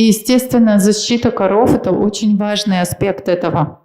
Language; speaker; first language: Russian; native; Russian